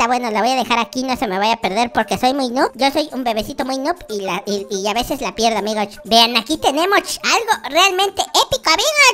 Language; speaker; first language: Spanish; native; Spanish